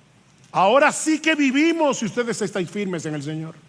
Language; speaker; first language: Spanish; native; Spanish